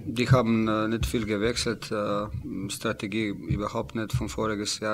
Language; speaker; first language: German; non-native, learner; Slovenian